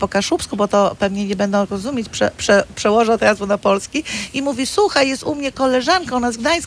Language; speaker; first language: Polish; non-native, local second language; Kashubian